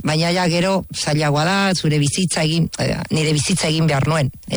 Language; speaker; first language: Basque; non-native, fluent; Spanish